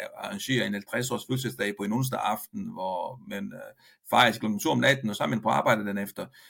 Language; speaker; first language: Danish; non-native, fluent; Italian